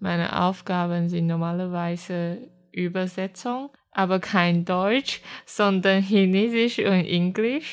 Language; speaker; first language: German; non-native, learner; Chinese